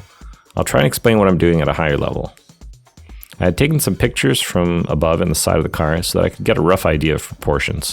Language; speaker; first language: English; native; English